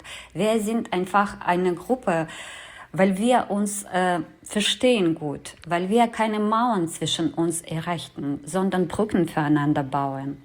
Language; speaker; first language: German; non-native, fluent; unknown